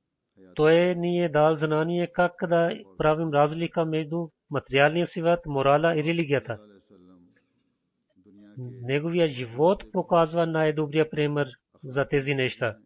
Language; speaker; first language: Bulgarian; non-native, fluent; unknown